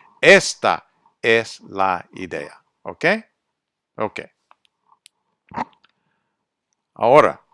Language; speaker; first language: Spanish; non-native, fluent; English